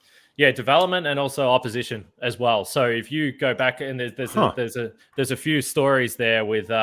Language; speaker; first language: English; native; English